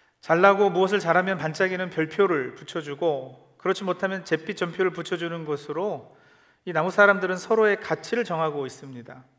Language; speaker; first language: Korean; early bilingual, heritage; Korean